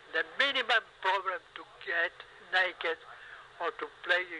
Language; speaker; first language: English; non-native, fluent; Spanish